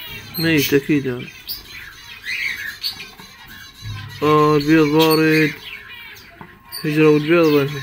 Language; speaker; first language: Arabic; native; Arabic